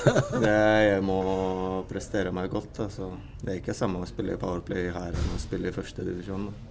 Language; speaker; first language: Norwegian; non-native, fluent; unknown